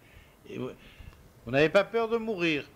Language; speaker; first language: French; native; French